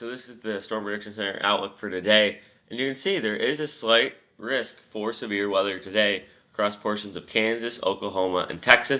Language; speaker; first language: English; native; English